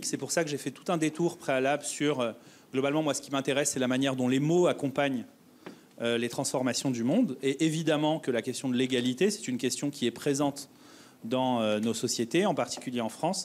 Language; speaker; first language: French; native; French